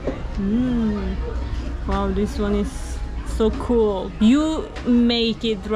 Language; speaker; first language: English; non-native, learner; Turkish